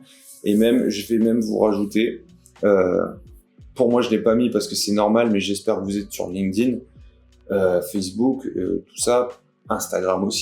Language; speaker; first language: French; native; French